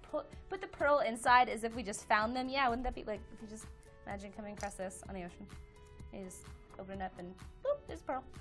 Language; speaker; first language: English; native; English